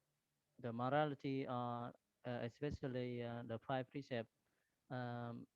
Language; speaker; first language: English; non-native, learner; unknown